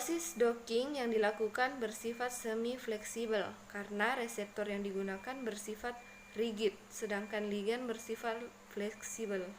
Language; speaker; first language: Indonesian; native; Indonesian